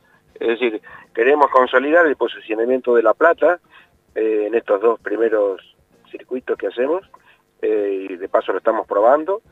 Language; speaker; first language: Spanish; native; Spanish